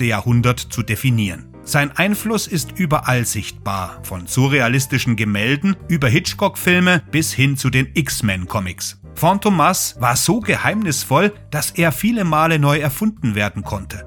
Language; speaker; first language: German; native; German